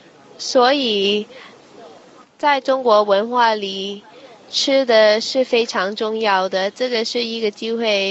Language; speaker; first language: Chinese; non-native, fluent; English